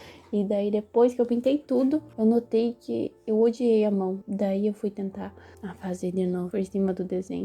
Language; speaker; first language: Portuguese; native; Portuguese